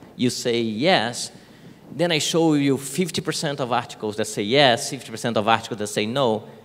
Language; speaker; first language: English; non-native, fluent; Portuguese